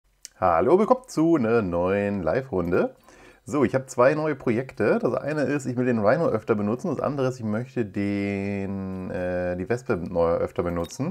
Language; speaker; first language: German; native; German